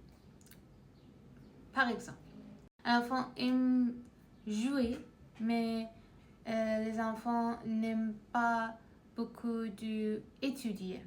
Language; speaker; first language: French; non-native, learner; Persian